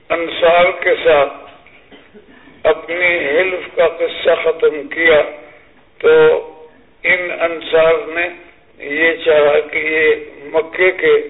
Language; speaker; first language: Urdu; native; Urdu